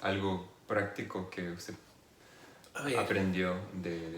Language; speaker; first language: Spanish; non-native, fluent; English